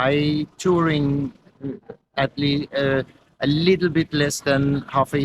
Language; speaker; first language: English; non-native, fluent; Norwegian